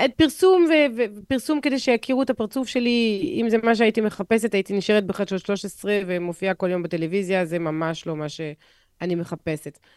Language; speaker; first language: Hebrew; non-native, fluent; French